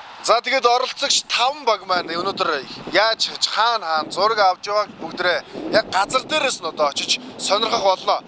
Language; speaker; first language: Mongolian; native; Mongolian